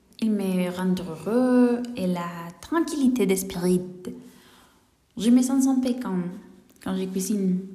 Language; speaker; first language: French; non-native, learner; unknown